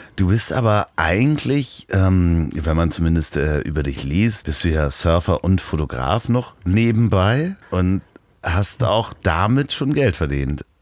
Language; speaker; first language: German; native; German